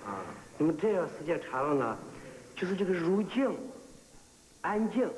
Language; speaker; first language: Chinese; native; Chinese